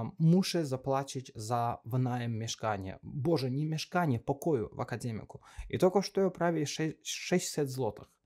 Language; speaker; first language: Polish; non-native, learner; Azerbaijani